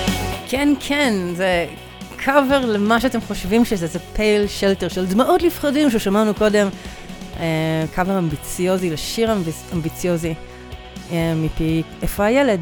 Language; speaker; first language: Hebrew; native; Hebrew